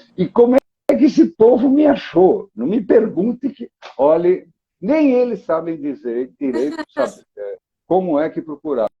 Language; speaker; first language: Portuguese; native; Portuguese